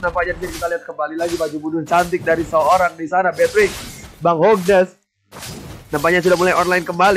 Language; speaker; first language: Indonesian; native; Indonesian